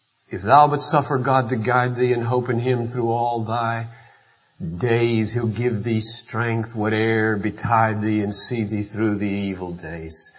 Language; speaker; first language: English; native; English